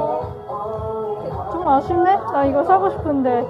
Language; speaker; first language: Korean; non-native, fluent; Cantonese